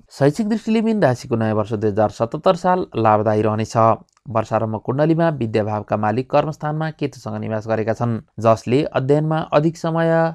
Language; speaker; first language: Nepali; native; Nepali